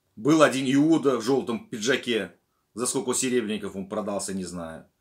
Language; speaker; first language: Russian; non-native, local second language; Turkmen